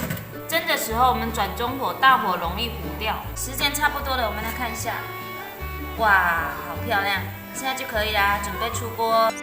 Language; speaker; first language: Chinese; non-native, local second language; Min Nan Chinese